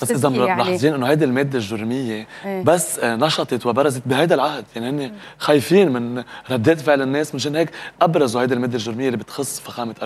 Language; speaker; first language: Arabic; native; Arabic